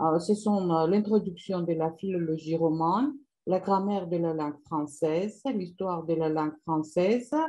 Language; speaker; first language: French; non-native, fluent; Georgian